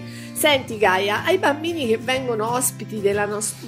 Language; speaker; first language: Italian; native; Italian